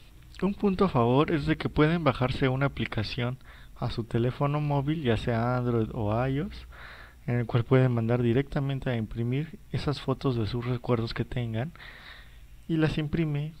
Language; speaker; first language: Spanish; native; Spanish